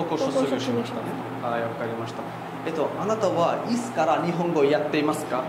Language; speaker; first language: Japanese; non-native, fluent; Bangla